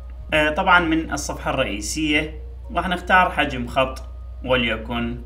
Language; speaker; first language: Arabic; native; Arabic